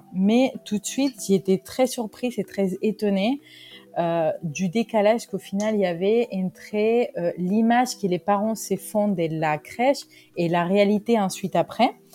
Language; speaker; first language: French; non-native, fluent; Spanish